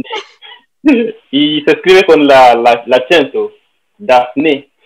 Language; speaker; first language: Spanish; non-native, learner; French